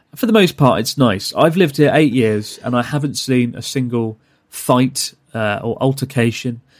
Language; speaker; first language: English; native; English